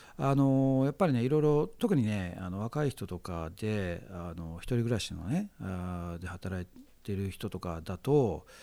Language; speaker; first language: Japanese; native; Japanese